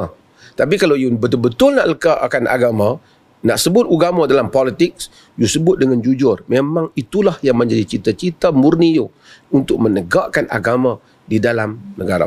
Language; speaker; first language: Malay; native; Malay